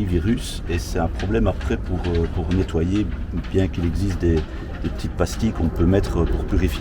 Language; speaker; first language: French; native; French